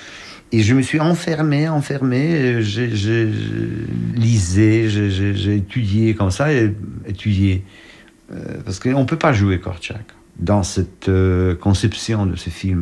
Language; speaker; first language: French; non-native, fluent; Polish